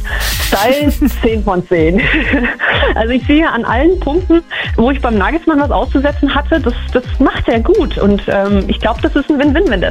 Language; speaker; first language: German; native; German